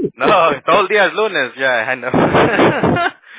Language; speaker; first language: Spanish; early bilingual, heritage; Spanish